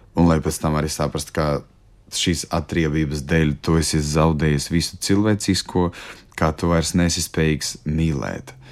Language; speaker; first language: Latvian; non-native, local second language; Russian